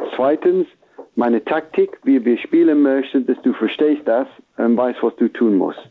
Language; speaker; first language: German; non-native, fluent; English